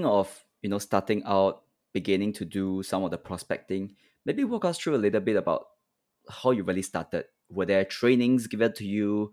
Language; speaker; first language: English; native; English